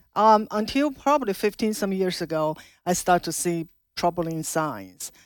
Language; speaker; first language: English; non-native, fluent; Chinese